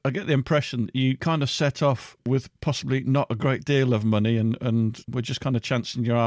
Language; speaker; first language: English; native; English